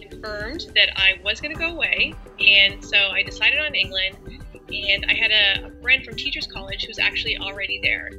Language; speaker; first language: English; native; English